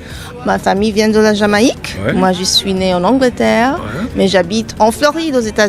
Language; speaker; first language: French; non-native, fluent; English